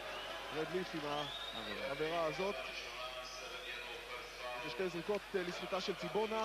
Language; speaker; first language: Hebrew; native; Hebrew